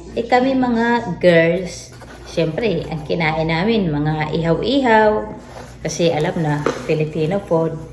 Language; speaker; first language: Filipino; native; Filipino